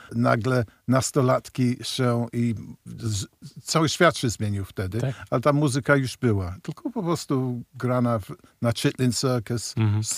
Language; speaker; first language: Polish; early bilingual, heritage; Polish